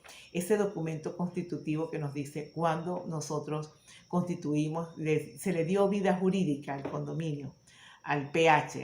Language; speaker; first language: Spanish; native; Spanish